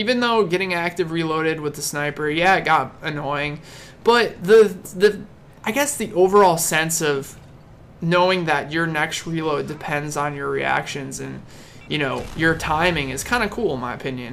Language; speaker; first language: English; native; English